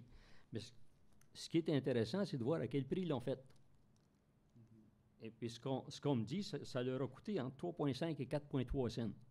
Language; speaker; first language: French; native; French